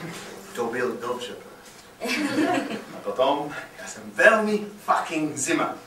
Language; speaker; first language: Czech; non-native, learner; English